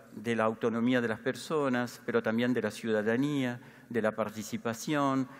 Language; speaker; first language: Spanish; non-native, fluent; French